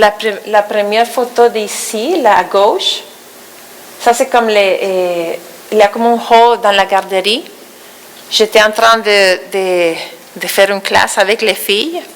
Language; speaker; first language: French; non-native, fluent; Spanish